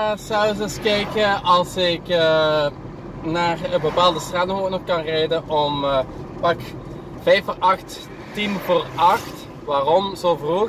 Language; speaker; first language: Dutch; native; Dutch